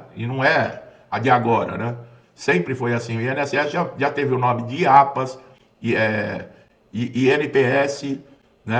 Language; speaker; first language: Portuguese; native; Portuguese